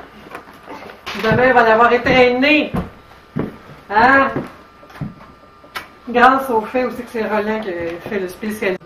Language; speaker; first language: French; native; French